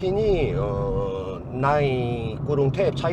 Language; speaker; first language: Thai; non-native, fluent; Korean